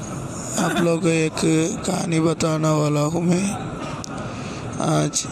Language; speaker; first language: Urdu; non-native, fluent; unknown